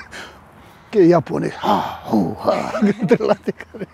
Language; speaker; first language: Greek; non-native, fluent; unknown